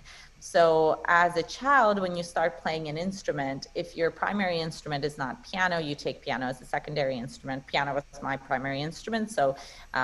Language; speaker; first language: English; non-native, fluent; Russian